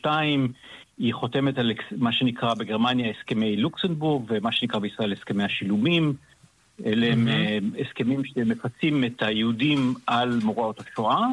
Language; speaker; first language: Hebrew; native; Hebrew